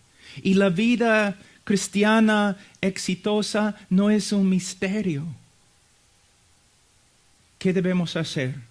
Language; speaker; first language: Spanish; non-native, fluent; English